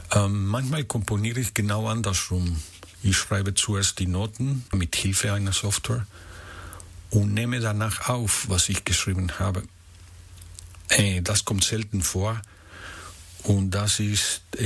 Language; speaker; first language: German; non-native, fluent; Spanish